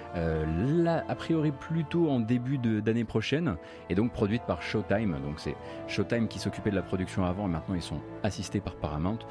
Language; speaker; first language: French; native; French